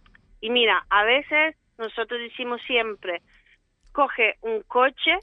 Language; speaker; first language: Spanish; non-native, fluent; Italian